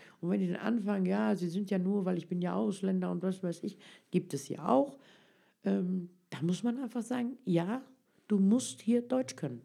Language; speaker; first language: German; early bilingual, other home language; Turkish